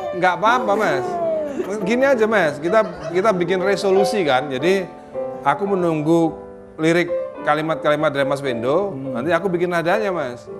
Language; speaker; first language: Indonesian; native; Indonesian